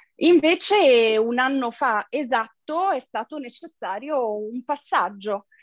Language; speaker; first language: Italian; native; Italian